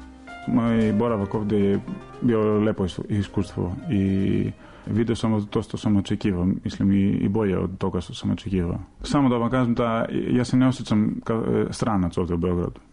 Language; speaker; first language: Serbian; non-native, fluent; Greek